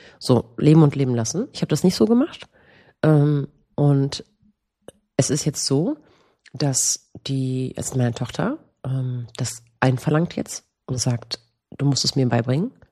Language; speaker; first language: German; native; German